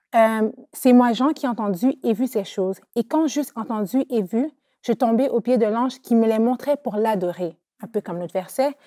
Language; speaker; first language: French; native; French